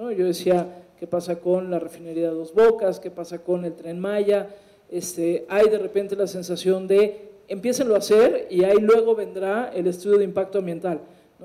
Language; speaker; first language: Spanish; native; Spanish